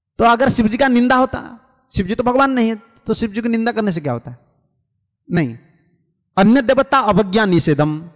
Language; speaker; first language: Hindi; non-native, local second language; Odia